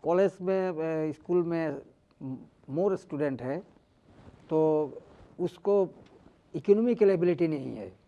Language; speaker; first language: Hindi; non-native, learner; Bangla